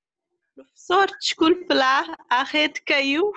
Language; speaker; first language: Portuguese; non-native, local second language; Kabuverdianu